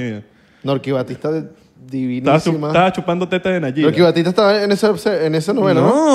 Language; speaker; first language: Spanish; native; Spanish